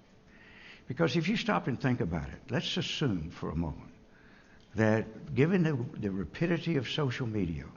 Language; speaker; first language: English; native; English